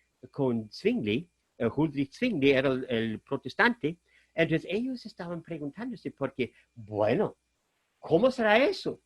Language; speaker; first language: Spanish; non-native, fluent; German